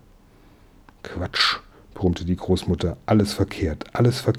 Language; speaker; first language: German; native; German